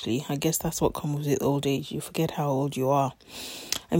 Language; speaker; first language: English; non-native, local second language; Yoruba